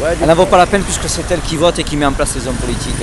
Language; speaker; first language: French; native; French